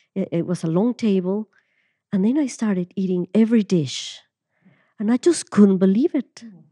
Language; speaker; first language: English; non-native, fluent; Spanish